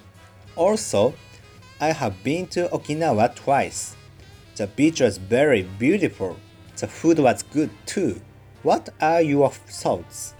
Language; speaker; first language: English; non-native, learner; Japanese